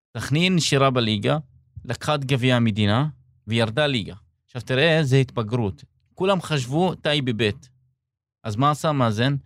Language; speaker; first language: Hebrew; non-native, local second language; Arabic